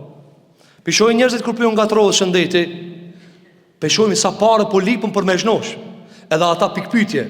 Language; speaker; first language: Albanian; native; Albanian